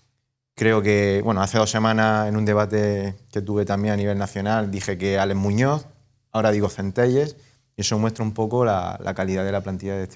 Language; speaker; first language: Spanish; native; Spanish